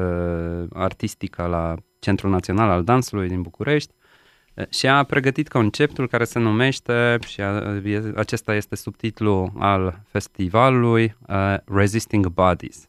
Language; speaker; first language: Romanian; non-native, fluent; Polish